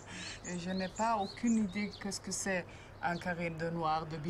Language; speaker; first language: French; non-native, learner; German